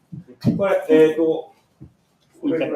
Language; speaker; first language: Japanese; native; Japanese